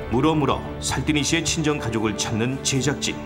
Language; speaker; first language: Korean; native; Korean